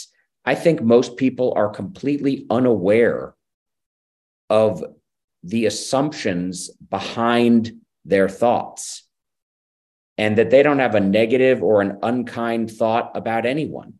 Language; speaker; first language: English; native; English